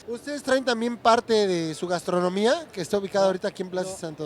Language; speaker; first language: Spanish; native; Spanish